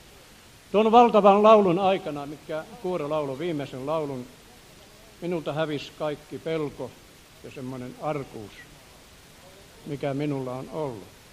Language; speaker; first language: Finnish; native; Finnish